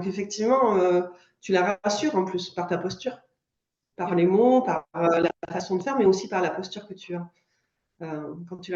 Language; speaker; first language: French; native; French